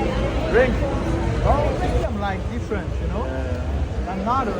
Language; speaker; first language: English; non-native, learner; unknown